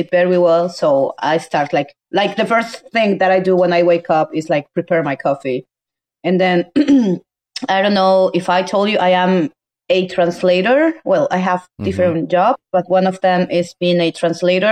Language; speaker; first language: English; non-native, fluent; Spanish